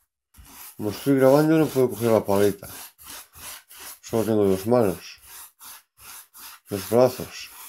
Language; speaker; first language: Spanish; non-native, local second language; Catalan